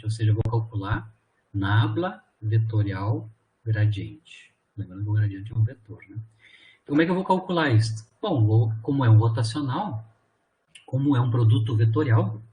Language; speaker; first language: Portuguese; native; Portuguese